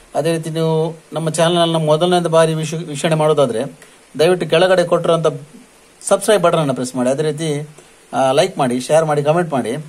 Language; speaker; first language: Kannada; non-native, local second language; Tulu